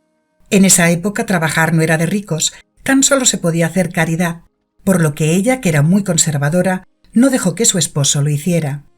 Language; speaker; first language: Spanish; native; Spanish